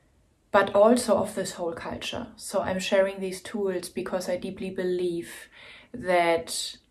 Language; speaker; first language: English; non-native, fluent; German